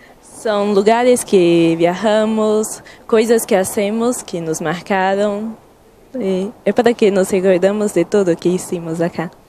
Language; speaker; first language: Spanish; non-native, learner; Portuguese